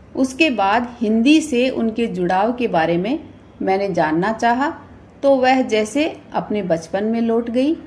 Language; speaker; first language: Hindi; native; Hindi